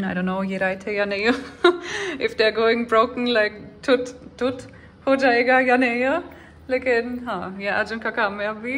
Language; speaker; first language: Hindi; non-native, learner; German